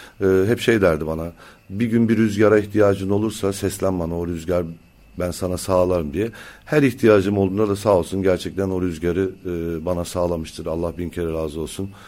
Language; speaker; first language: Turkish; native; Turkish